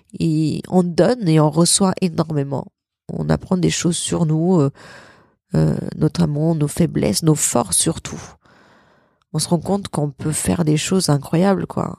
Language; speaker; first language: French; early bilingual, other home language; Portuguese